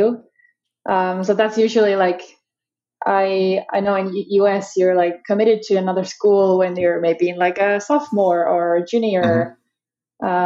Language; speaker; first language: English; non-native, fluent; Finnish